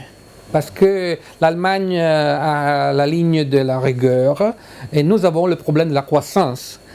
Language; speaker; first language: French; non-native, learner; Italian